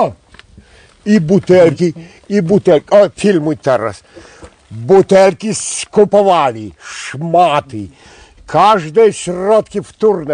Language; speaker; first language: Polish; non-native, local second language; Belarusian